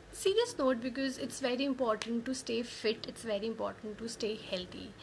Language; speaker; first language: Hindi; native; Hindi